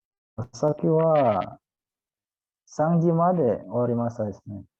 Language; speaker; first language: Japanese; non-native, learner; Indonesian